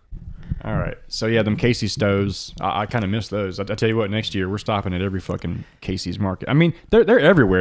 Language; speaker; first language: English; native; English